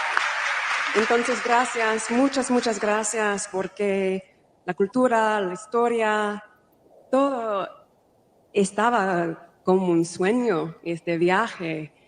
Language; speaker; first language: Spanish; non-native, fluent; English